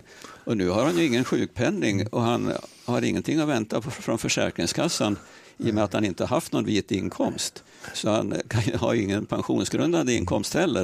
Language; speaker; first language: Swedish; native; Swedish